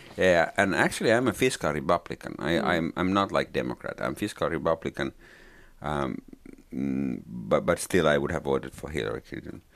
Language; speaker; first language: English; non-native, fluent; Finnish